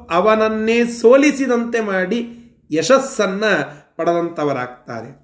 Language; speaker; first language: Kannada; native; Kannada